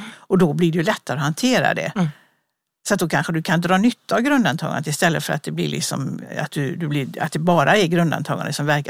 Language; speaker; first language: Swedish; native; Swedish